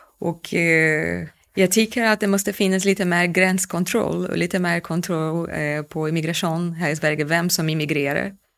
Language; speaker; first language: Swedish; non-native, fluent; Portuguese